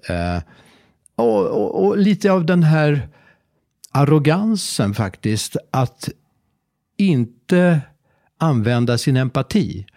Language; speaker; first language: Swedish; native; Swedish